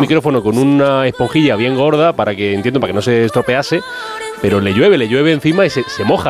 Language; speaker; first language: Spanish; native; Spanish